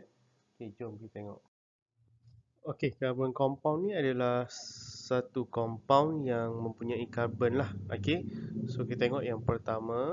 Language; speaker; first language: Malay; native; Malay